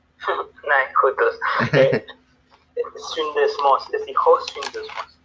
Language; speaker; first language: Greek; non-native, learner; Spanish